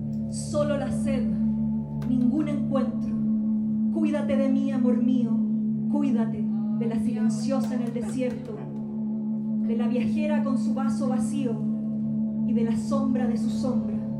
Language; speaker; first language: Spanish; native; Spanish